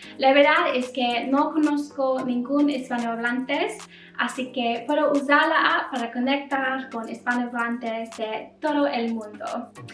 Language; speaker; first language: Spanish; non-native, learner; English